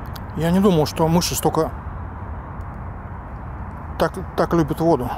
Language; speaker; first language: Russian; native; Russian